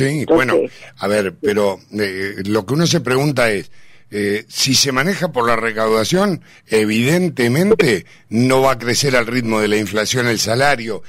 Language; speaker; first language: Spanish; native; Spanish